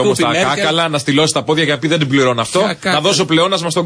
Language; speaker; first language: Greek; native; Greek